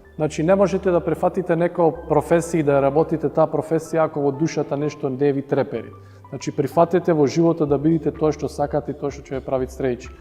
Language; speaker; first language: Macedonian; early bilingual, heritage; Macedonian